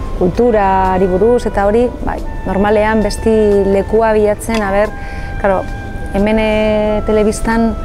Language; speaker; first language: Basque; non-native, local second language; Spanish